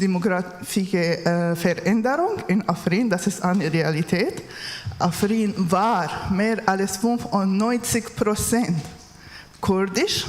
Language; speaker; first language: German; non-native, learner; Kurdish